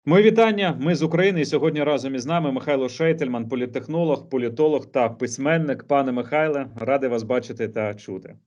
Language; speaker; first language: Ukrainian; native; Ukrainian